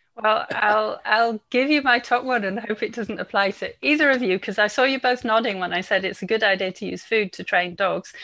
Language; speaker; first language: English; native; English